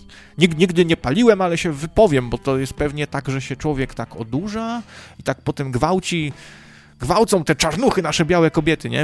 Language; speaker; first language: Polish; native; Polish